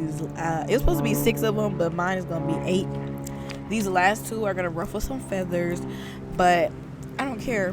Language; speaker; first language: English; native; English